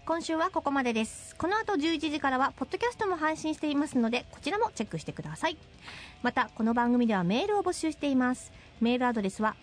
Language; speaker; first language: Japanese; native; Japanese